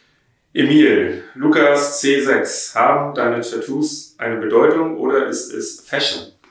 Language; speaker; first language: German; native; German